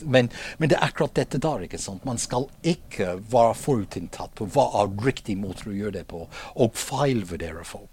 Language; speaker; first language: Norwegian; non-native, fluent; English